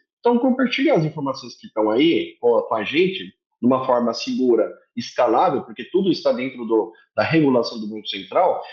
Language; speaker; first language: Portuguese; early bilingual, other home language; Korean